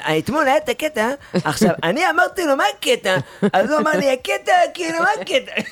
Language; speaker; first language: Hebrew; native; Hebrew